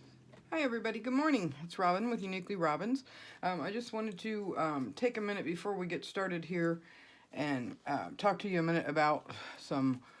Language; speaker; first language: English; native; English